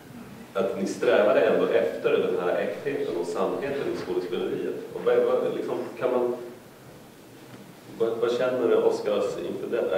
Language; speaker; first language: Swedish; native; Swedish